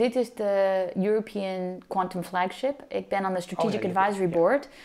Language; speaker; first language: Dutch; non-native, fluent; English